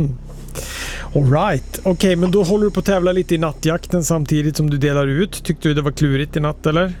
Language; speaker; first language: Swedish; native; Swedish